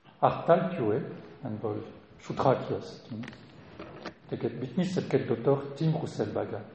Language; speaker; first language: Mongolian; non-native, learner; French